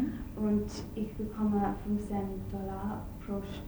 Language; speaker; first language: German; non-native, learner; English